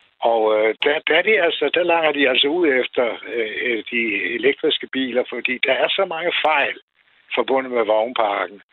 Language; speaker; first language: Danish; non-native, fluent; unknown